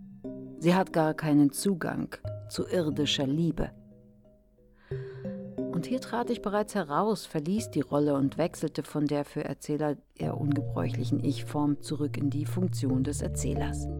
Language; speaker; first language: German; native; German